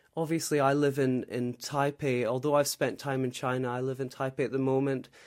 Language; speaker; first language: English; native; English